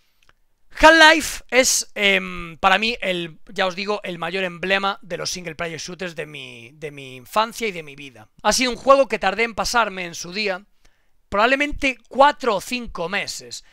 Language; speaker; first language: Spanish; native; Spanish